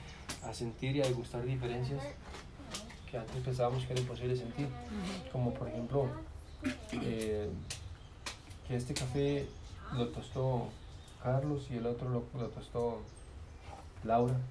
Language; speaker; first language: Spanish; native; Spanish